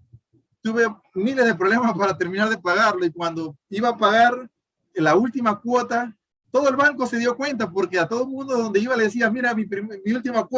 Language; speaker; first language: Spanish; native; Spanish